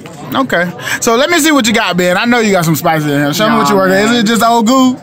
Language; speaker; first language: English; native; English